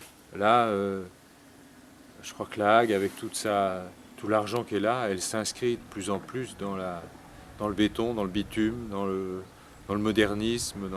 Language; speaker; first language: French; native; French